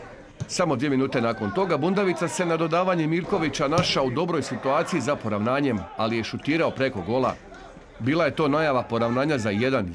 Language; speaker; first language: Serbian; native; Serbian